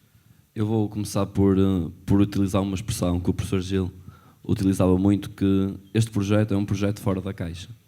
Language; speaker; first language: Portuguese; native; Portuguese